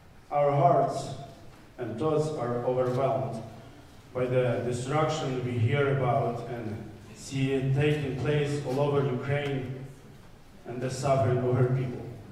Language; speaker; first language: English; native; English